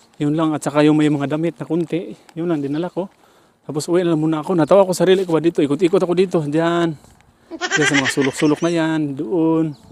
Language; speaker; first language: Filipino; non-native, local second language; Cebuano